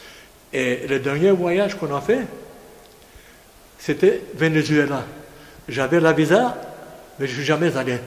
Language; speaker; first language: French; non-native, fluent; Greek